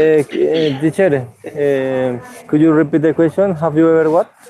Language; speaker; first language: English; non-native, learner; Spanish